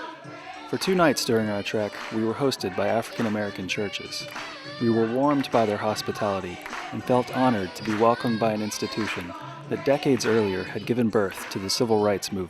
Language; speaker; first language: English; native; English